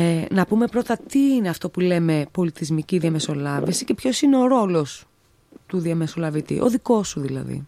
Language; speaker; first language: Greek; native; Greek